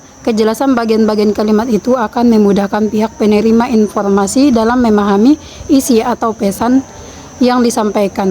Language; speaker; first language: Indonesian; native; Indonesian